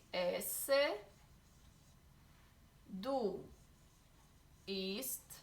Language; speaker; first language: German; non-native, learner; Portuguese